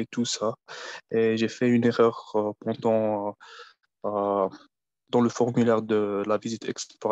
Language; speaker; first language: French; non-native, fluent; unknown